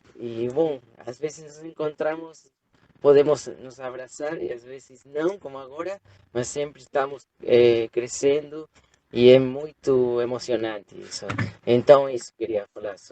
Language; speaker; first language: Portuguese; non-native, fluent; Spanish